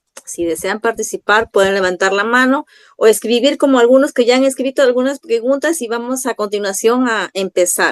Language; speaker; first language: Spanish; native; Spanish